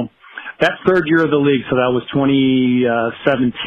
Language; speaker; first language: English; native; English